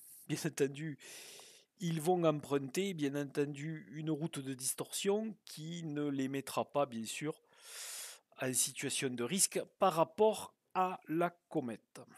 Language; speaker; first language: French; native; French